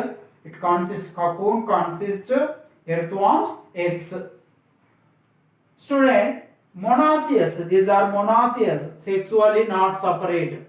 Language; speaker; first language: English; non-native, local second language; Telugu